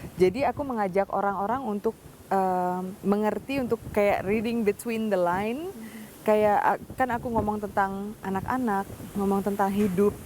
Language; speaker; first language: Indonesian; native; Indonesian